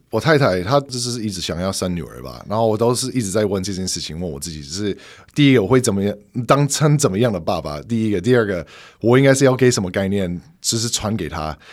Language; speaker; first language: Chinese; non-native, fluent; English